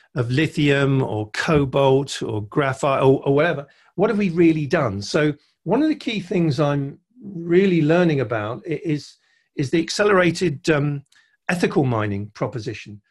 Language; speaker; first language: English; native; English